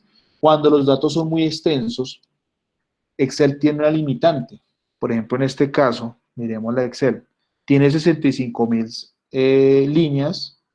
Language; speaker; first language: Spanish; native; Spanish